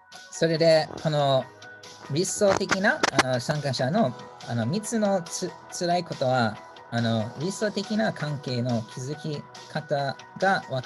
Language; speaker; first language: Japanese; non-native, fluent; English